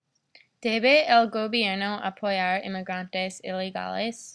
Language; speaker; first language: Spanish; non-native, learner; English